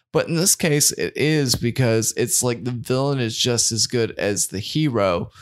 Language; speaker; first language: English; native; English